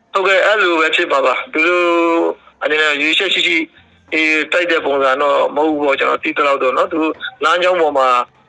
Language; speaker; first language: Burmese; native; Burmese